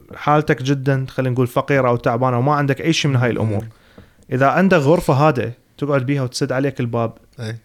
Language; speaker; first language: Arabic; native; Arabic